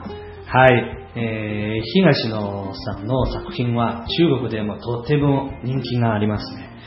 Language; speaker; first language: Japanese; non-native, fluent; Chinese